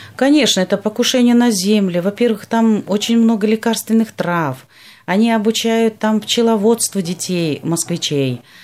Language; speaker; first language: Russian; non-native, local second language; Kyrgyz